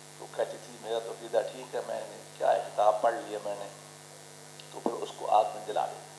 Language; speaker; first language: Urdu; non-native, local second language; Punjabi